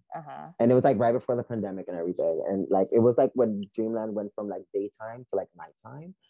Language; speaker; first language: English; early bilingual, other home language; Spanish